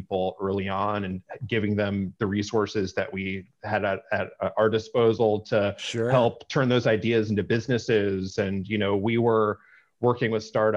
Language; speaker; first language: English; native; English